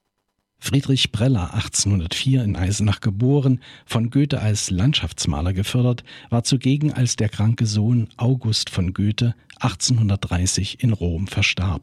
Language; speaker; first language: German; native; German